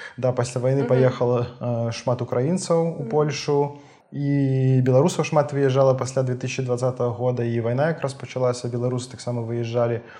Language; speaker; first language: Belarusian; native; Belarusian